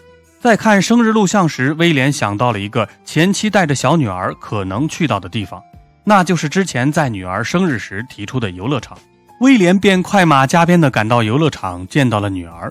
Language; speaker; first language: Chinese; native; Chinese